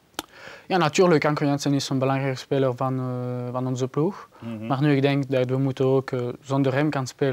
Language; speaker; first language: Dutch; non-native, learner; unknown